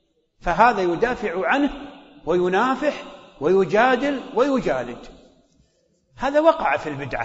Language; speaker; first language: Arabic; native; Arabic